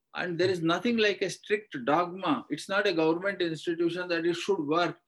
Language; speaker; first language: English; non-native, local second language; Kannada